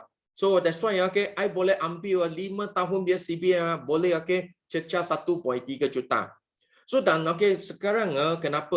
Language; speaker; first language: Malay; non-native, local second language; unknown